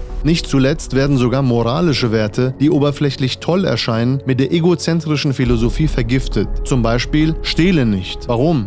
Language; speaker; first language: German; native; German